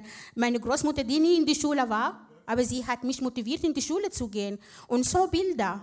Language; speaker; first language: German; non-native, fluent; Arabic